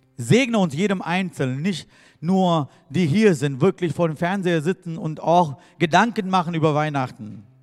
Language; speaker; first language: German; non-native, fluent; Tamil